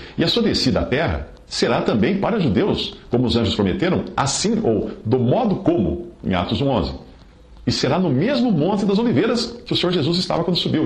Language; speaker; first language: Portuguese; native; Portuguese